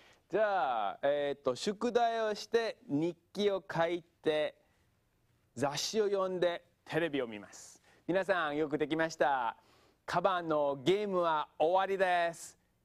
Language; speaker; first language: Japanese; non-native, fluent; English